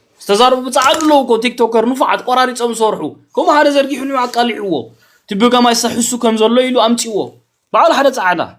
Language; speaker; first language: Tigrinya; early bilingual, heritage; Tigrinya